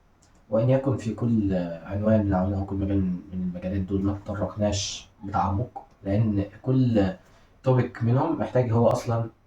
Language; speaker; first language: Arabic; native; Arabic